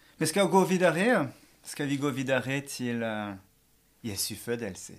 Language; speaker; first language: Swedish; non-native, fluent; French